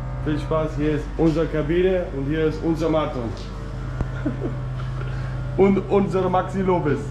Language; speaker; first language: German; non-native, learner; Danish